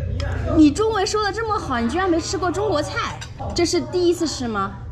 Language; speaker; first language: Chinese; native; Chinese